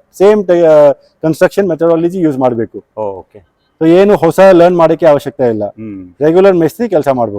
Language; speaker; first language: Kannada; non-native, local second language; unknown